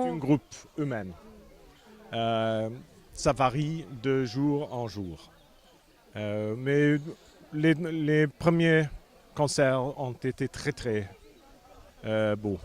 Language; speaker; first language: French; non-native, fluent; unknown